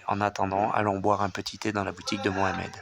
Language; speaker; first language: French; native; French